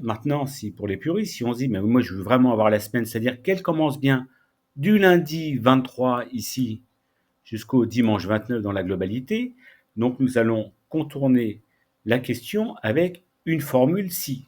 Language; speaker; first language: French; native; French